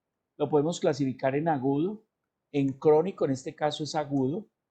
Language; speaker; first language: Spanish; native; Spanish